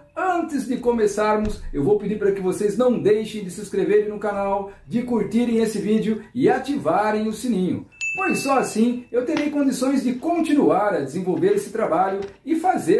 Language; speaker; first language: Portuguese; native; Portuguese